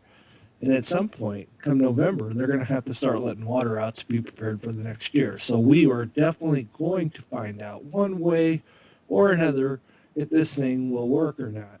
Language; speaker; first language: English; native; English